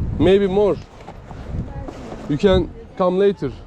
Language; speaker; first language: English; non-native, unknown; Turkish